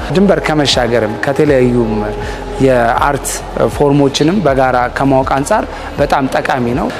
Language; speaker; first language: Amharic; native; Amharic